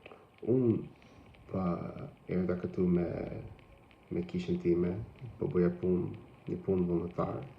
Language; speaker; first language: Albanian; non-native, learner; English